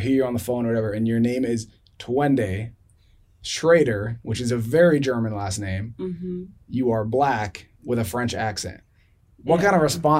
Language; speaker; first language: English; native; English